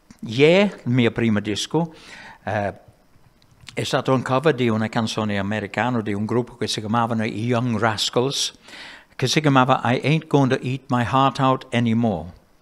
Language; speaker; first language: Italian; non-native, fluent; English